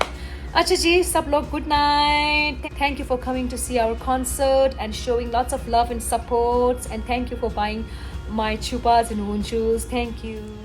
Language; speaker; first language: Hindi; non-native, local second language; Tibetan